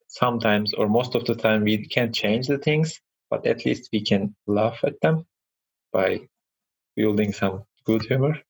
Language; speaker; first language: English; non-native, fluent; Turkish